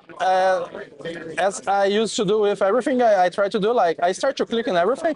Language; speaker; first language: English; non-native, fluent; Portuguese